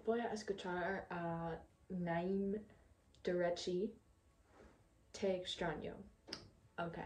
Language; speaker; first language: Spanish; non-native, learner; English